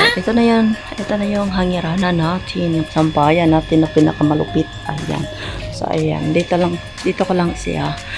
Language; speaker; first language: Filipino; non-native, local second language; Cebuano